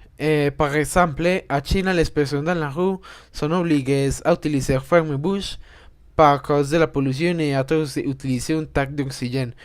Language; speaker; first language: French; non-native, learner; Spanish